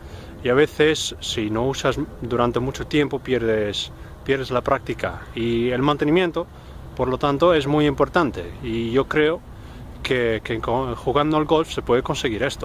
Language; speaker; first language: Spanish; non-native, fluent; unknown